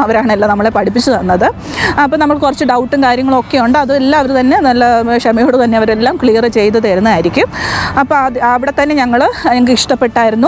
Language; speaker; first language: Malayalam; native; Malayalam